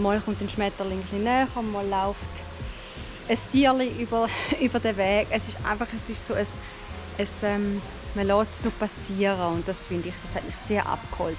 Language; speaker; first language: German; native; German